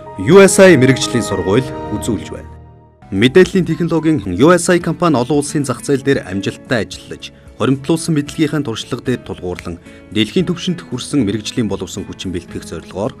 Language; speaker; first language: Mongolian; native; Mongolian